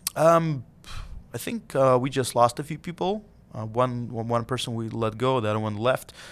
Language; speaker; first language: English; non-native, fluent; Russian